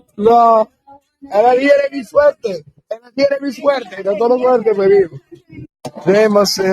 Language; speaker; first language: Spanish; non-native, learner; English